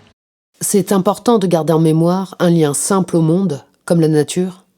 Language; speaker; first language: French; native; French